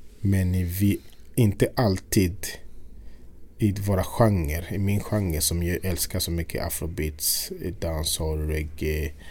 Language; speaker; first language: Swedish; non-native, fluent; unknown